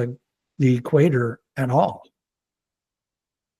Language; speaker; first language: English; native; English